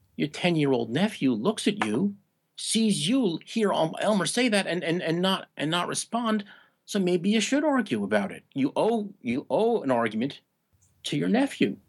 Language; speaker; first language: English; native; English